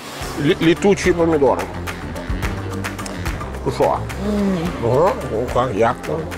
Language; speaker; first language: Ukrainian; non-native, learner; Italian